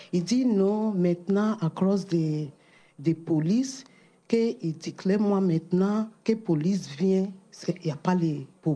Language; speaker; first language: French; non-native, learner; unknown